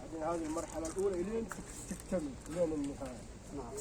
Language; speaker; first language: Arabic; native; Arabic